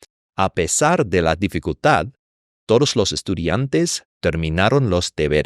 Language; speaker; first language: Spanish; non-native, fluent; English